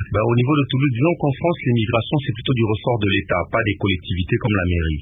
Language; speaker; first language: French; non-native, local second language; Lingala